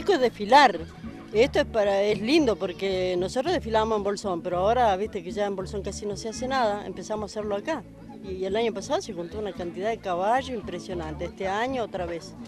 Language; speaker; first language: Spanish; native; Spanish